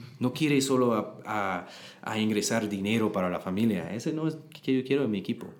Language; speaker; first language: Spanish; non-native, learner; English